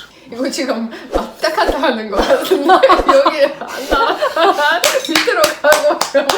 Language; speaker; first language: Korean; non-native, fluent; Russian